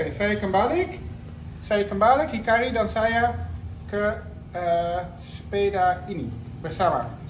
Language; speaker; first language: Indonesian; non-native, learner; Dutch